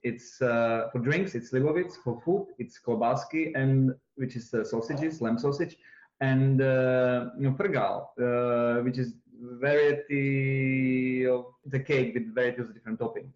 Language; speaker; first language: English; non-native, fluent; Czech